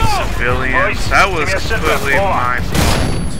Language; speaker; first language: English; native; English